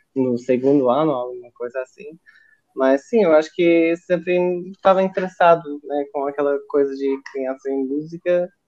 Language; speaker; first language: Portuguese; non-native, fluent; English